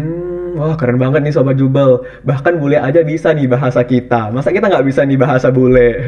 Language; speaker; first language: Indonesian; native; Indonesian